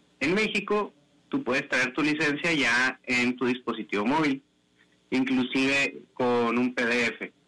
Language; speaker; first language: Spanish; native; Spanish